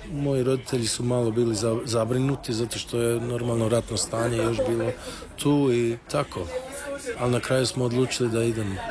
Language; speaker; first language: Croatian; early bilingual, heritage; Croatian